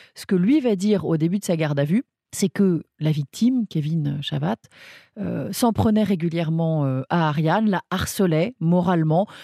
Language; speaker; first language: French; native; French